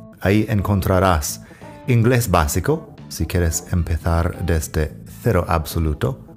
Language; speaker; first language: Spanish; non-native, fluent; English